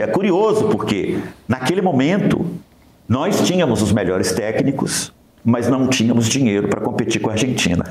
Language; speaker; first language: Portuguese; native; Portuguese